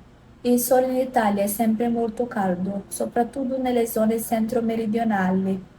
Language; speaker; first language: Italian; non-native, learner; Portuguese